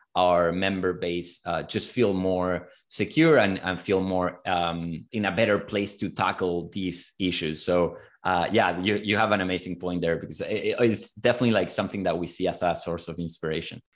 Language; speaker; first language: English; non-native, fluent; Spanish